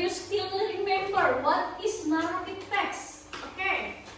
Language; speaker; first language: English; non-native, local second language; Indonesian